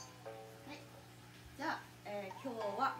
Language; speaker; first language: Japanese; non-native, fluent; Chinese